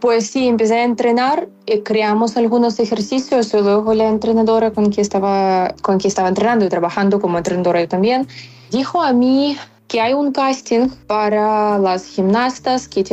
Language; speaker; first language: Spanish; non-native, fluent; Ukrainian